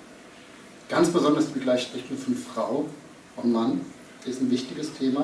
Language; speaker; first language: German; native; German